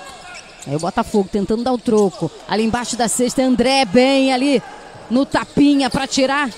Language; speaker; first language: Portuguese; native; Portuguese